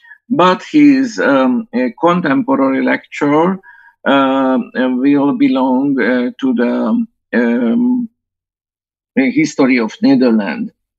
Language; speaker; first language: English; non-native, fluent; Hungarian